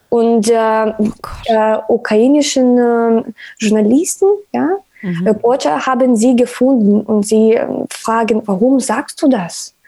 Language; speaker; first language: German; non-native, learner; Ukrainian